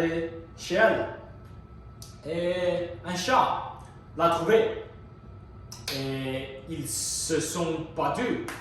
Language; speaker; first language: French; non-native, learner; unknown